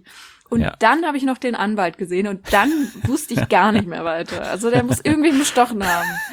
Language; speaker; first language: German; native; German